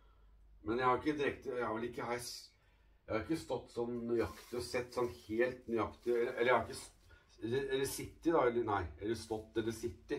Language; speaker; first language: Norwegian; native; Norwegian